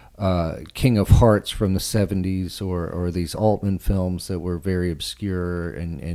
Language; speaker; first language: English; native; English